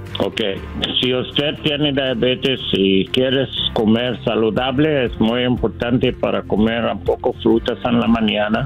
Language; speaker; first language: Spanish; non-native, learner; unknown